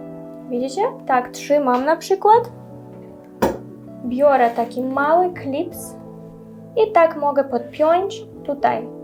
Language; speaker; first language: Polish; non-native, learner; Russian